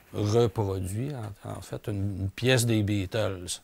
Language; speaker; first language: French; native; French